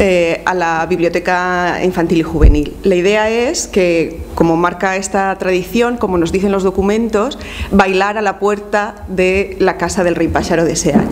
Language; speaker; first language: Spanish; native; Spanish